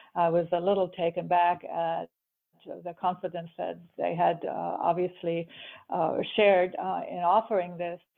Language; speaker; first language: English; early bilingual, other home language; German